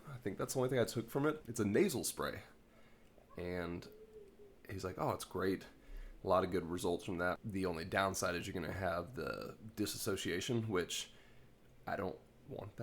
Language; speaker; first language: English; native; English